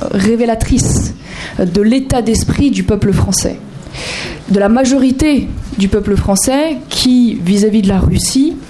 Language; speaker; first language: French; native; French